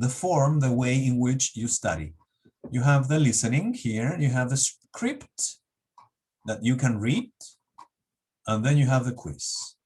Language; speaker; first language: English; non-native, fluent; Spanish